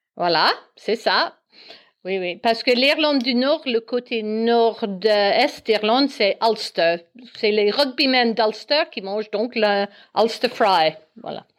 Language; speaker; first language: French; non-native, fluent; English